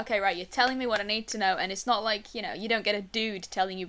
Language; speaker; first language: English; native; English